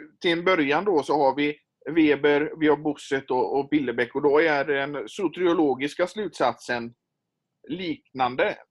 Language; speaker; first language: Swedish; native; Swedish